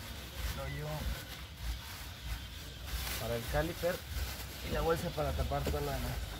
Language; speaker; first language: Spanish; native; Spanish